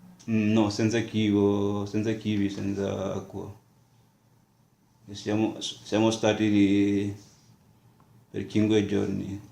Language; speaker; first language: Italian; non-native, learner; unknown